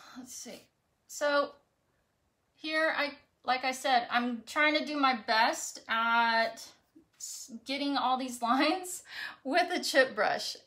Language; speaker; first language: English; native; English